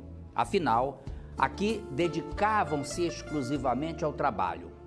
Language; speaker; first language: Portuguese; native; Portuguese